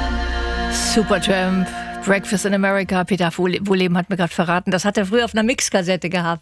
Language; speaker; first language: German; native; German